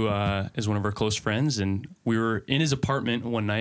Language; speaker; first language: English; native; English